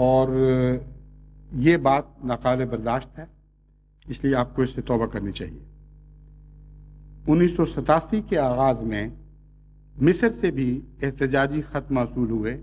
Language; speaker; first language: Urdu; native; Urdu